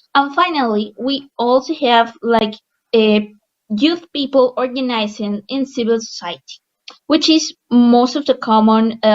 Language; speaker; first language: English; non-native, fluent; Spanish